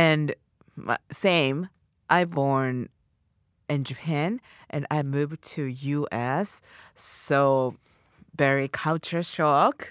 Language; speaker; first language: English; non-native, learner; Japanese